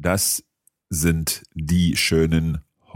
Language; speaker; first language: German; non-native, learner; English